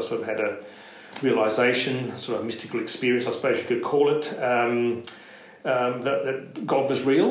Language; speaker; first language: English; native; English